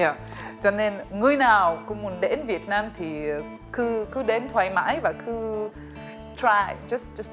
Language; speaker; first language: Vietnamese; non-native, fluent; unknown